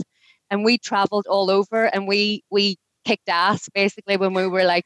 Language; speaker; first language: English; native; English